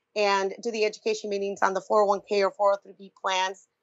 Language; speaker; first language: English; native; English